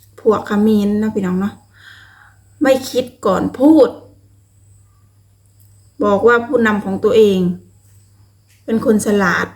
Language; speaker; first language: Thai; non-native, local second language; Lao